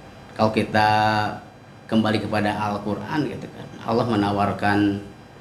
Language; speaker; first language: Indonesian; non-native, local second language; Sundanese